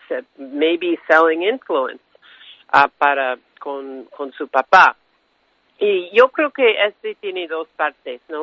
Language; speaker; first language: Spanish; non-native, fluent; English